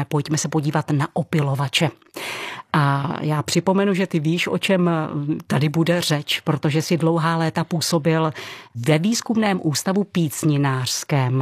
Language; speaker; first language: Czech; native; Czech